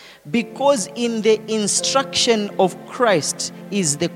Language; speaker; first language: English; non-native, local second language; Nyanja